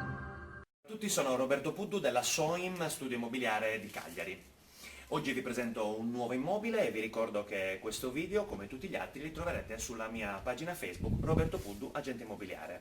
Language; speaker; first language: Italian; native; Italian